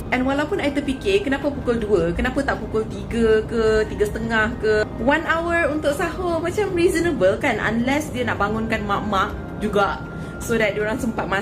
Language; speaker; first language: Malay; native; Malay